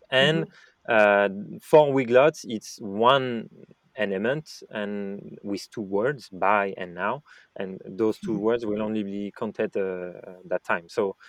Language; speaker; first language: English; non-native, fluent; French